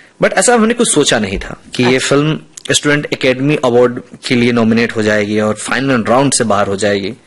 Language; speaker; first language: Hindi; non-native, local second language; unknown